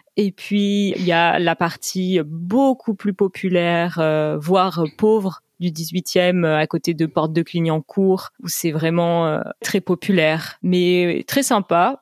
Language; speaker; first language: French; native; French